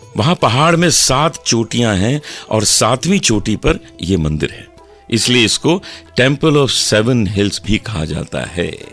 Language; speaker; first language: Hindi; native; Hindi